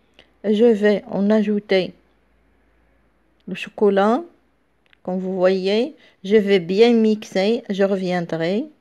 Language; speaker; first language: French; non-native, local second language; Arabic